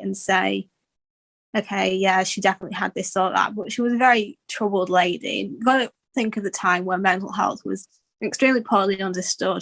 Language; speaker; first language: English; native; English